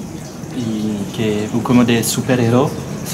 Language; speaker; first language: Spanish; non-native, learner; French